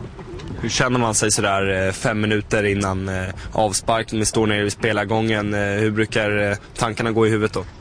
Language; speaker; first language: Swedish; native; Swedish